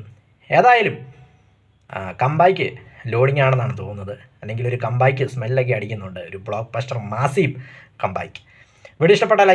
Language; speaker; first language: Malayalam; native; Malayalam